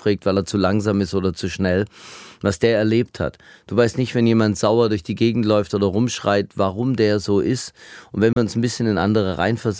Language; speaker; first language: German; native; German